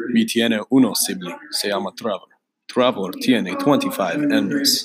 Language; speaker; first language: Spanish; non-native, learner; English